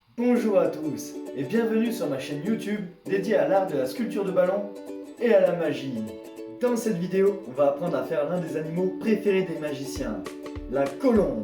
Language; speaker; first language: French; native; French